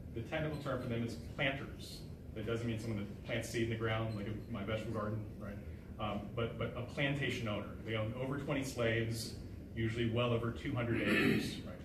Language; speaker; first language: English; native; English